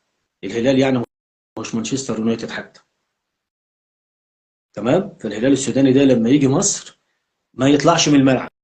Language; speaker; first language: Arabic; native; Arabic